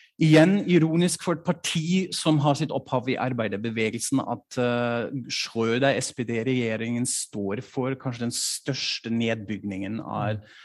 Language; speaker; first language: Norwegian; non-native, fluent; German